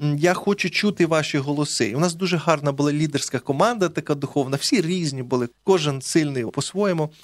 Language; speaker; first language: Ukrainian; native; Ukrainian